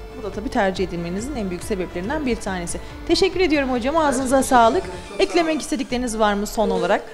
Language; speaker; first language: Turkish; native; Turkish